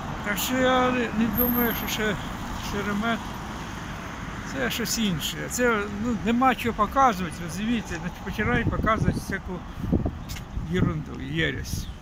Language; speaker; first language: Ukrainian; non-native, local second language; Russian